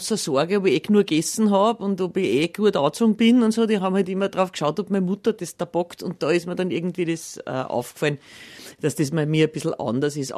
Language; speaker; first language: German; native; German